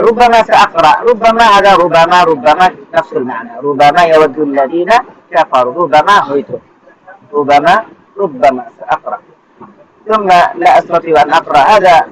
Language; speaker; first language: Arabic; non-native, fluent; Bangla